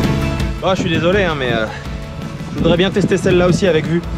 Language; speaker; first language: French; native; French